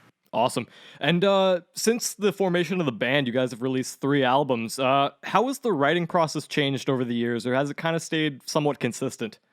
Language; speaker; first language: English; native; English